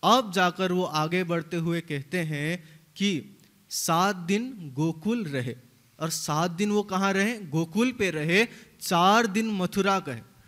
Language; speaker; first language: Hindi; native; Hindi